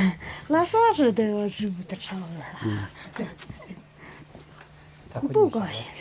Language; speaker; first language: Chinese; non-native, local second language; Tibetan